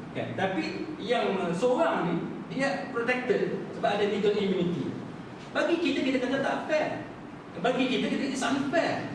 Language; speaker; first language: Malay; native; Malay